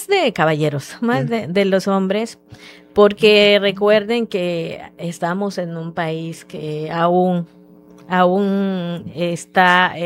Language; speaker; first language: Spanish; non-native, local second language; Yucateco